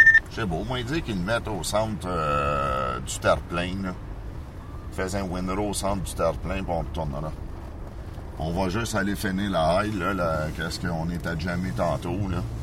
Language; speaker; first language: French; native; French